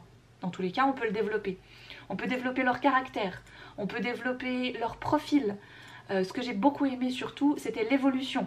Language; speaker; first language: French; native; French